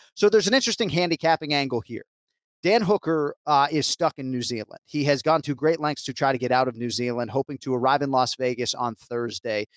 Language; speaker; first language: English; native; English